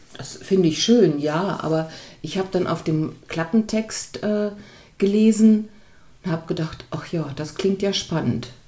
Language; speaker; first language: German; native; German